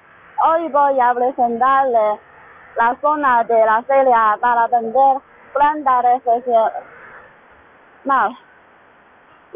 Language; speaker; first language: Spanish; non-native, learner; Chinese